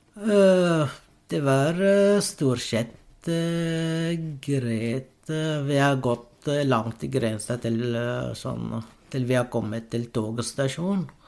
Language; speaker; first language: Norwegian; non-native, fluent; Arabic